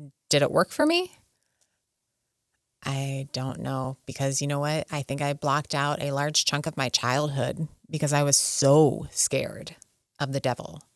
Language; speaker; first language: English; native; English